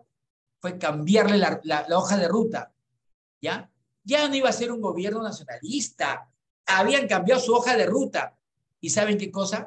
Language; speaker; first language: Spanish; native; Spanish